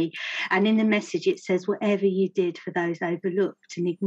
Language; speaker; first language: English; native; English